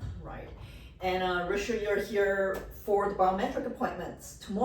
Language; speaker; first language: English; non-native, fluent; Portuguese